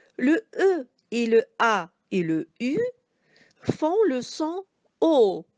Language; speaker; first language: French; non-native, local second language; Arabic